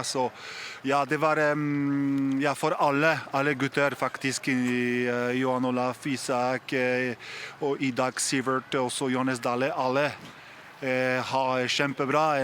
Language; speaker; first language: Norwegian; non-native, fluent; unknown